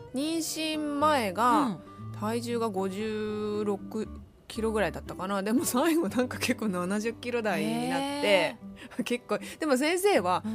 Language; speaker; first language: Japanese; native; Japanese